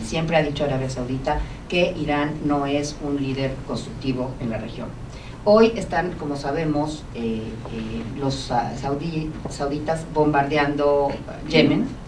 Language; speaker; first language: Spanish; native; Spanish